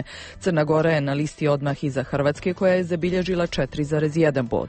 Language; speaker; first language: Croatian; native; Croatian